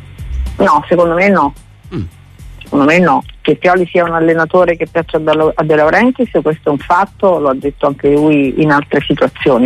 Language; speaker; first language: Italian; native; Italian